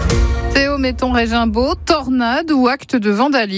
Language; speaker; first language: French; native; French